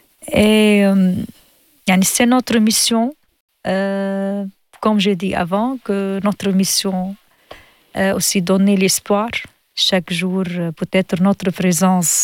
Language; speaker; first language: French; non-native, learner; Arabic